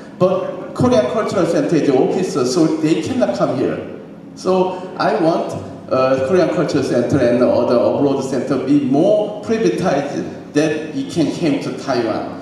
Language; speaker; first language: English; non-native, learner; Korean